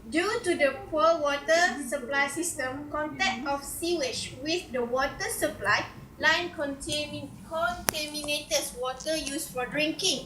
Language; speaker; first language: English; non-native, learner; Malay